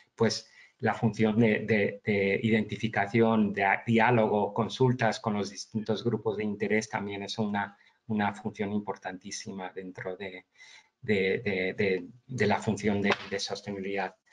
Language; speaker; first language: Spanish; early bilingual, heritage; Spanish